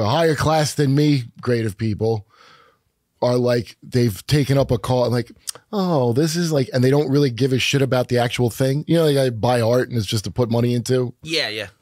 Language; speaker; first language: English; native; English